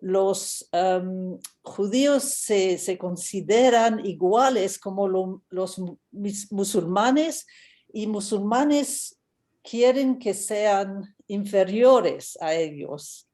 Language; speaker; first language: Spanish; non-native, fluent; English